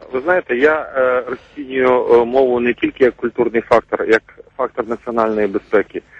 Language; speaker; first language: Ukrainian; native; Ukrainian